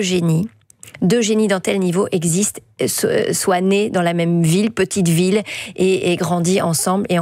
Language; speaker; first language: French; native; French